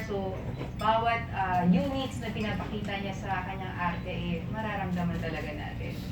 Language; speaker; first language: Filipino; native; Filipino